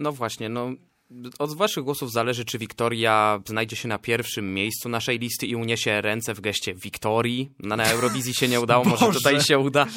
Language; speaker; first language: Polish; native; Polish